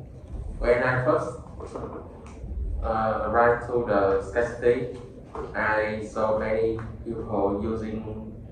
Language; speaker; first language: English; non-native, learner; Vietnamese